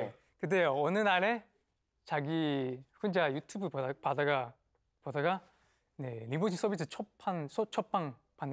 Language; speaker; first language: Korean; non-native, learner; Chinese